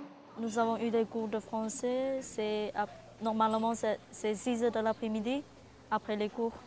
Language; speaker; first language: French; non-native, learner; Chinese